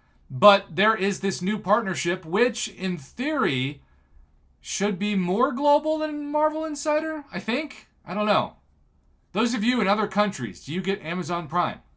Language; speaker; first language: English; native; English